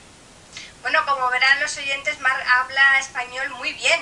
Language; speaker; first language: Spanish; native; Spanish